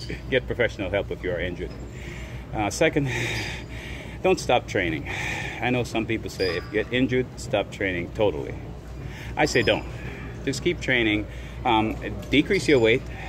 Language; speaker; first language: English; native; English